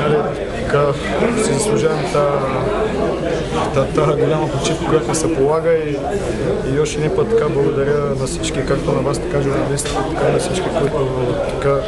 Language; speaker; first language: Bulgarian; native; Bulgarian